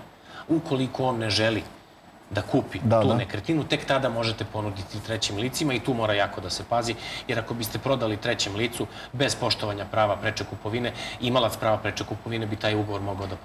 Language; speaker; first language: Serbian; native; Serbian